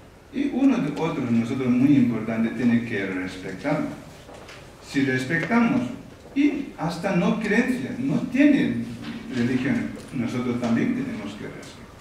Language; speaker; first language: Spanish; non-native, learner; Tibetan